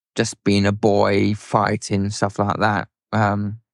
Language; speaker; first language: English; native; English